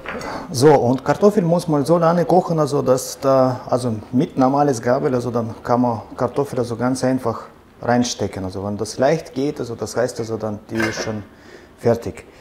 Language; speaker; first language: German; non-native, fluent; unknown